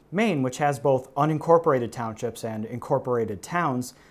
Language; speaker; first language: English; native; English